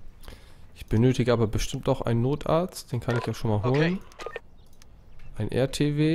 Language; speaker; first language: German; native; German